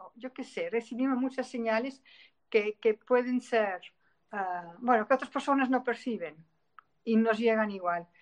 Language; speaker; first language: Spanish; non-native, fluent; Dutch